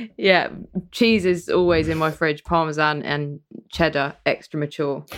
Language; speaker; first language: English; early bilingual, other home language; Persian